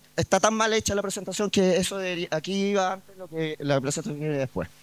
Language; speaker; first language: Spanish; native; Spanish